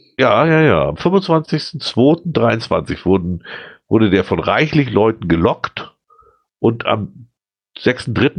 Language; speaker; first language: German; native; German